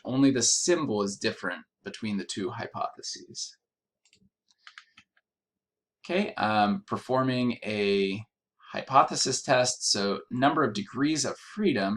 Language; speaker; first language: English; native; English